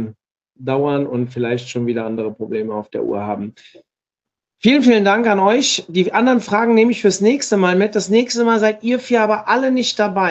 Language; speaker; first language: German; native; German